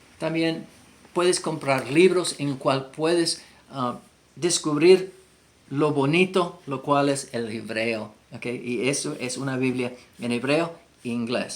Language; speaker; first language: Spanish; non-native, fluent; English